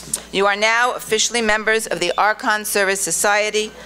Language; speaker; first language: English; native; English